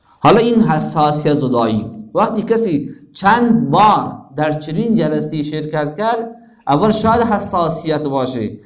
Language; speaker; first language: Persian; non-native, local second language; Baluchi